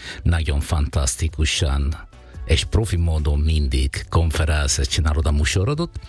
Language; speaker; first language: Hungarian; non-native, fluent; Italian